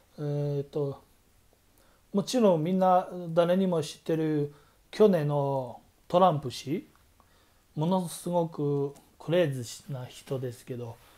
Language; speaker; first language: Japanese; non-native, fluent; Chinese